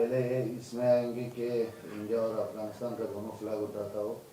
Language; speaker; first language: Hindi; non-native, fluent; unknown